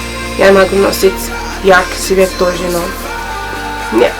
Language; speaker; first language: Russian; non-native, learner; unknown